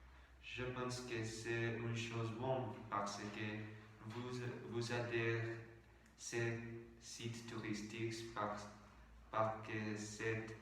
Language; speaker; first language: French; non-native, learner; Spanish